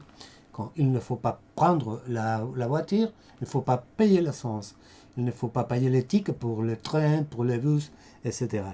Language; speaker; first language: French; non-native, fluent; Spanish